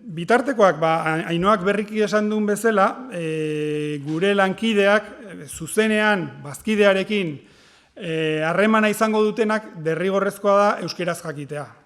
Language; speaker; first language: Basque; native; Basque